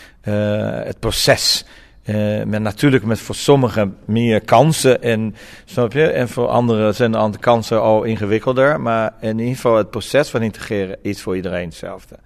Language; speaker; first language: Dutch; non-native, fluent; Portuguese